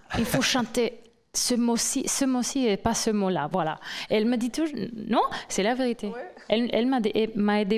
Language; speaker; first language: French; non-native, fluent; English